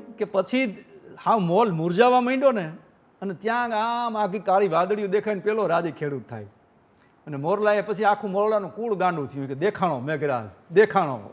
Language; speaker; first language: Gujarati; native; Gujarati